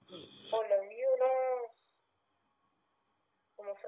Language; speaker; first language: French; native; French